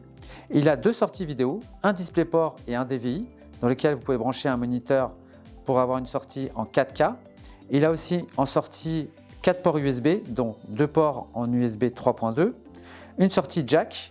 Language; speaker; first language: French; native; French